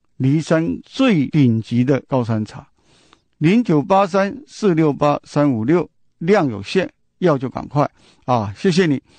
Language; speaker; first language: Chinese; non-native, local second language; Min Nan Chinese